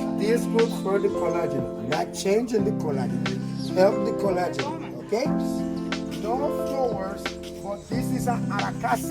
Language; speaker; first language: English; non-native, local second language; Spanish